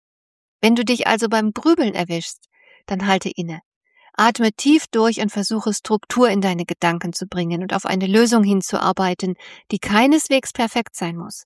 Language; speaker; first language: German; native; German